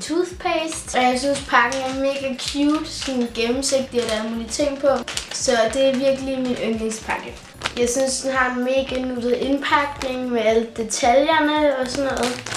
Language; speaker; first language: Danish; native; Danish